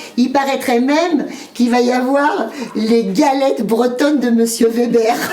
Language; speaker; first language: French; native; French